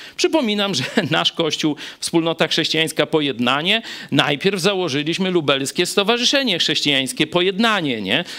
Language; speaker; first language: Polish; native; Polish